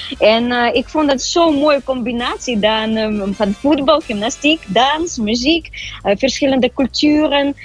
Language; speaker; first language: Dutch; non-native, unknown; Russian